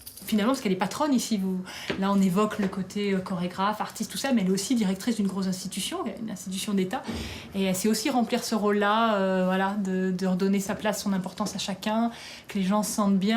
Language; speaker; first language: French; native; French